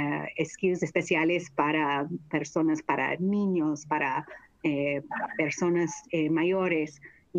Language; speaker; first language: Spanish; non-native, fluent; English